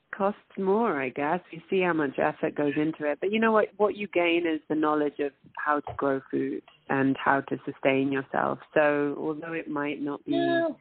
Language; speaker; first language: English; native; English